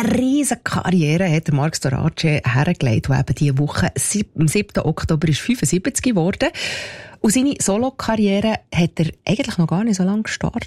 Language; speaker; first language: German; native; German